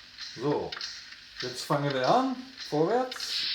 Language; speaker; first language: German; non-native, fluent; English